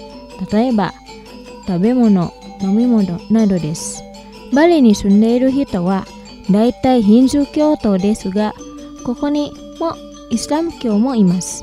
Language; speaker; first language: Japanese; non-native, fluent; Indonesian